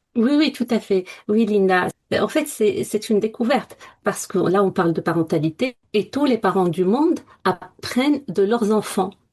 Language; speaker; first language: French; non-native, local second language; Arabic